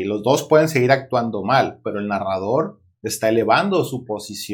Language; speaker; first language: Spanish; native; Spanish